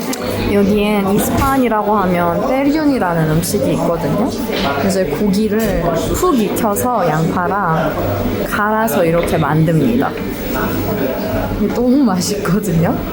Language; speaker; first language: Korean; non-native, fluent; Persian